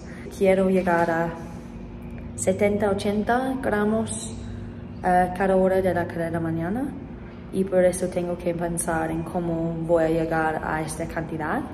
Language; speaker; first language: Spanish; non-native, fluent; English